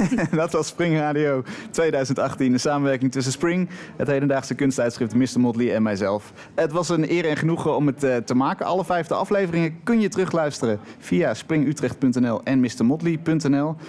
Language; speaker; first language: Dutch; native; Dutch